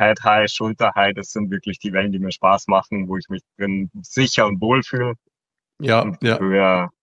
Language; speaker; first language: German; native; German